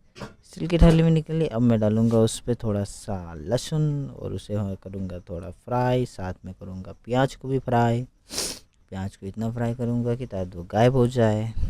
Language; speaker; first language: Hindi; non-native, local second language; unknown